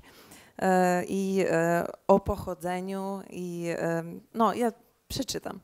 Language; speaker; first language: Polish; early bilingual, heritage; Polish